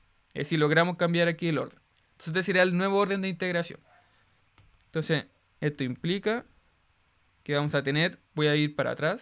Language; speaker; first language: Spanish; native; Spanish